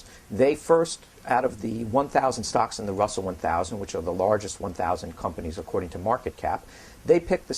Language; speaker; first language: English; native; English